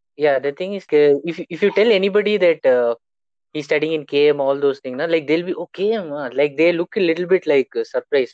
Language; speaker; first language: English; non-native, local second language; Tamil